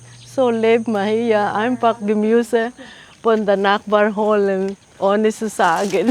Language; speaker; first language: German; non-native, fluent; Filipino